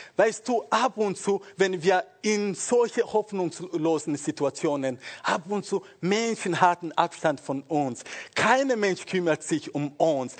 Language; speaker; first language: German; non-native, fluent; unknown